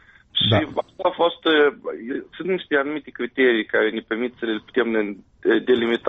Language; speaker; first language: Romanian; native; Romanian